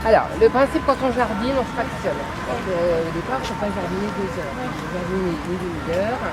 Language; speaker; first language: French; native; French